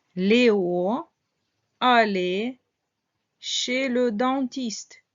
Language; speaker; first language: French; non-native, fluent; Russian